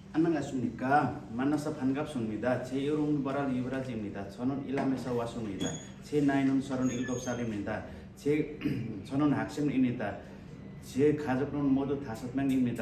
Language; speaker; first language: Korean; non-native, learner; Nepali